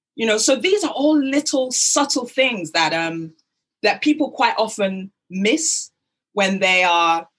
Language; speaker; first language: English; native; English